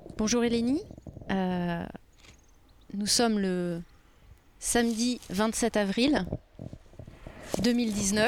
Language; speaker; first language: French; native; French